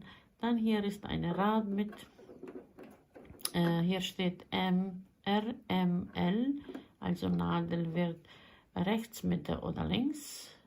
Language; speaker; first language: German; non-native, fluent; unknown